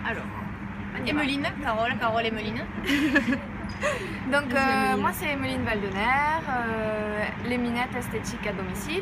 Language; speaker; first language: French; native; French